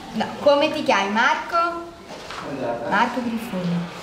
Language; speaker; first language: Italian; native; Italian